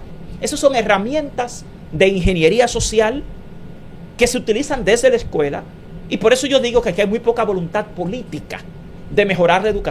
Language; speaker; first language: Spanish; native; Spanish